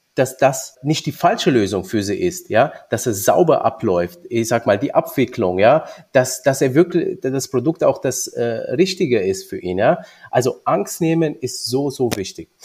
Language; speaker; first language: German; early bilingual, other home language; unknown